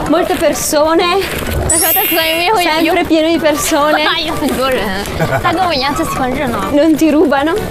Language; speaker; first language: Italian; non-native, learner; Chinese